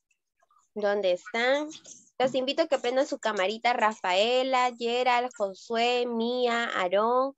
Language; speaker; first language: Spanish; native; Spanish